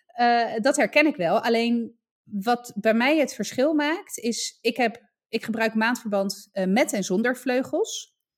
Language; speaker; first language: Dutch; native; Dutch